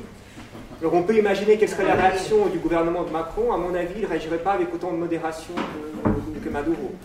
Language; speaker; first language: French; native; French